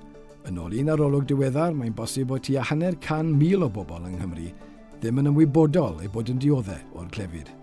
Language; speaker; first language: Welsh; native; Welsh